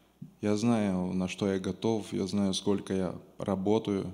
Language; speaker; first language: Russian; non-native, local second language; Romanian